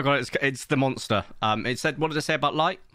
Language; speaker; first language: English; native; English